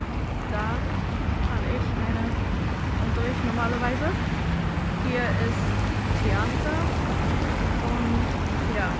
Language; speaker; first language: German; non-native, learner; Swedish